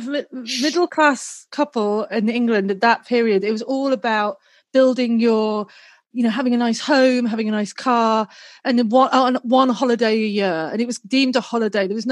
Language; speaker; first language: English; native; English